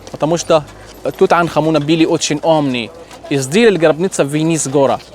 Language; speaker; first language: Russian; non-native, learner; Arabic